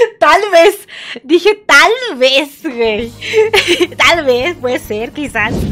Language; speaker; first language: Spanish; native; Spanish